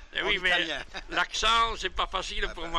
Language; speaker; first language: French; native; French